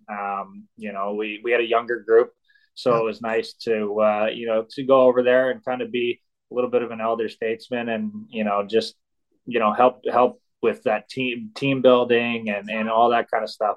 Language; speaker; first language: English; native; English